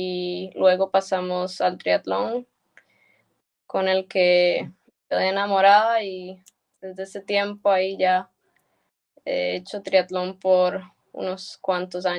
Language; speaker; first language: Spanish; early bilingual, heritage; Spanish